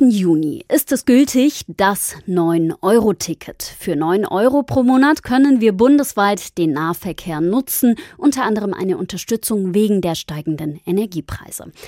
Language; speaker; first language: German; native; German